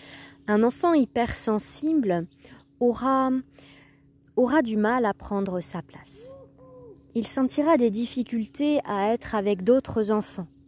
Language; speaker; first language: French; native; French